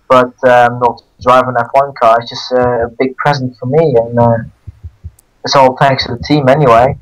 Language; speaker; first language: English; non-native, fluent; Dutch